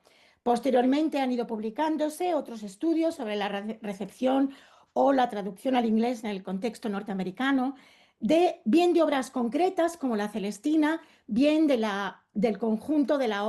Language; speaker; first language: Spanish; native; Spanish